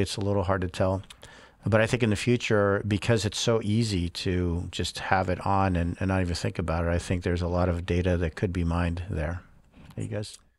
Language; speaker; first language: English; early bilingual, other home language; Spanish